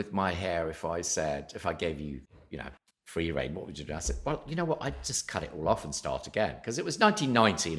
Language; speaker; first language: English; native; English